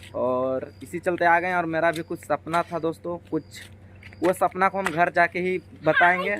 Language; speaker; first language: Hindi; native; Hindi